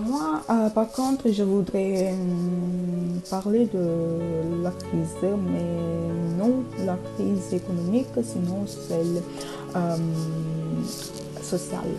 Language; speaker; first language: French; non-native, learner; Italian